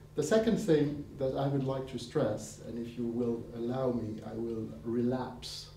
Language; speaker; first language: English; non-native, fluent; French